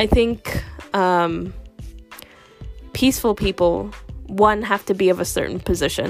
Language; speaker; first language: English; native; English